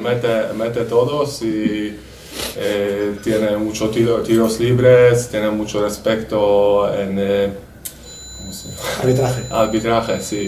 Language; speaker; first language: Spanish; non-native, learner; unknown